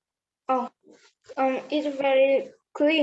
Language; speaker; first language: English; non-native, learner; Vietnamese